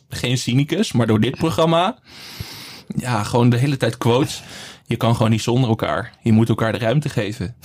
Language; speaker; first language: Dutch; native; Dutch